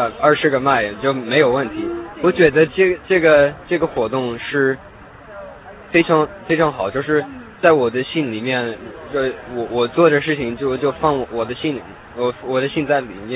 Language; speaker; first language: Chinese; non-native, learner; English